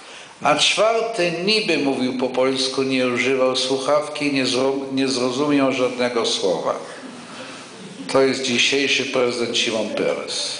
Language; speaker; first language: Polish; non-native, local second language; Yiddish